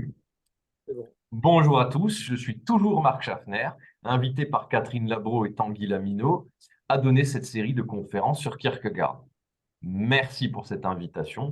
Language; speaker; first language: French; native; French